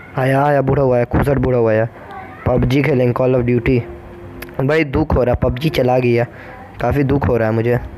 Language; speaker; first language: Hindi; native; Hindi